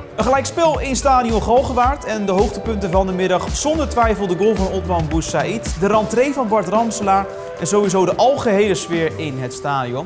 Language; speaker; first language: Dutch; native; Dutch